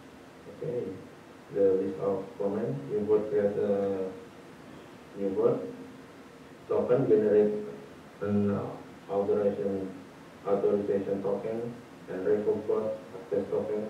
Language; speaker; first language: English; non-native, learner; Indonesian